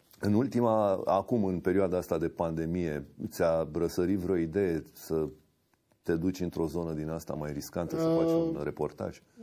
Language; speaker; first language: Romanian; native; Romanian